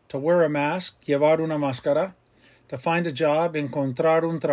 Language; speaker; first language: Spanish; non-native, fluent; English